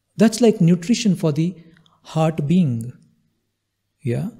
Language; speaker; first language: English; non-native, local second language; Hindi